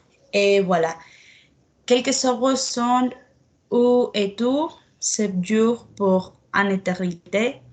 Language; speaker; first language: French; non-native, learner; Spanish